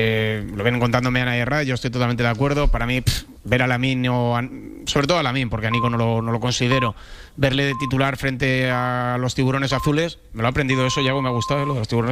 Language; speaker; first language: Spanish; native; Spanish